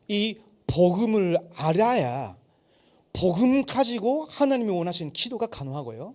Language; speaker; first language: Korean; non-native, fluent; Japanese